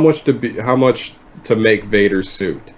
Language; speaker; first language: English; native; English